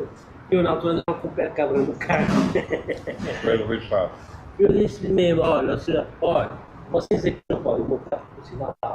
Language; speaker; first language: Portuguese; native; Portuguese